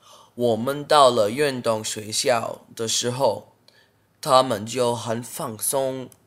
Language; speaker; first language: Chinese; non-native, learner; English